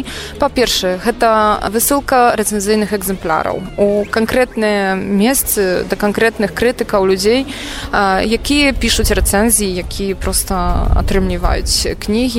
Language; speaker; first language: Belarusian; non-native, fluent; Polish